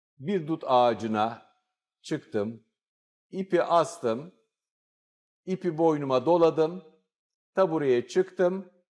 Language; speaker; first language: Turkish; native; Turkish